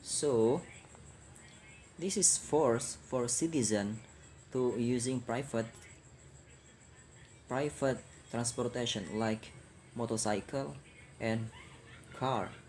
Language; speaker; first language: English; non-native, learner; Indonesian